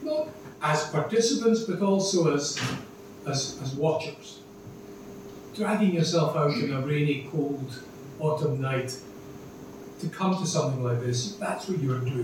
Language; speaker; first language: English; native; English